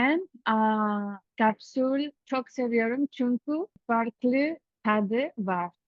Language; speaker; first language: Turkish; non-native, learner; Spanish